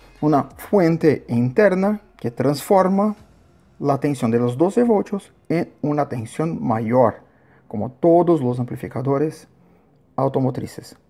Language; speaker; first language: Spanish; non-native, learner; Portuguese